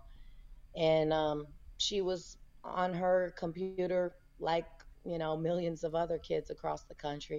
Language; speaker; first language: English; native; English